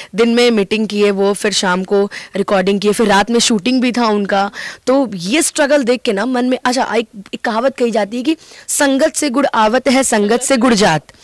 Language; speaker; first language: Hindi; native; Hindi